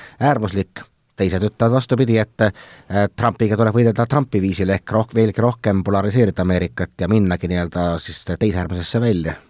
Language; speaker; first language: Estonian; native; Estonian